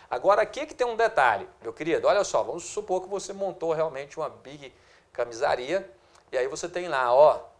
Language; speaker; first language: Portuguese; native; Portuguese